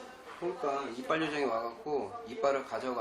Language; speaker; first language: Korean; native; Korean